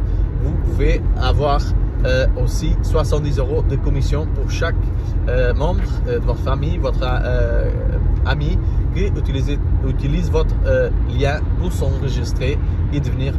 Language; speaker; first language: French; non-native, learner; Portuguese